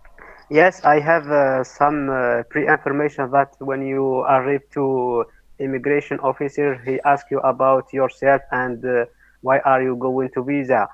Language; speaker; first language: English; non-native, learner; Arabic